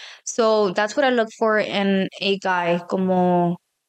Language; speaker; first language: English; early bilingual, other home language; Spanish